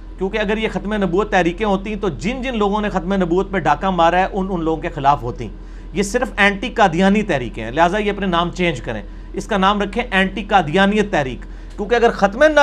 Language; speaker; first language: Urdu; non-native, local second language; Punjabi